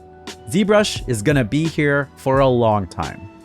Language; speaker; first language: English; native; English